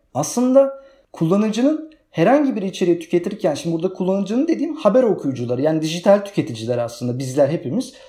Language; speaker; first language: Turkish; native; Turkish